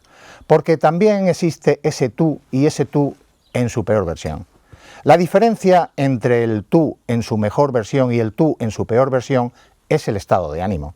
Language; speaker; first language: Spanish; native; Spanish